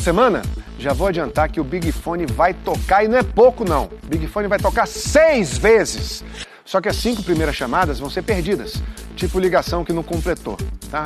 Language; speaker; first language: Portuguese; native; Portuguese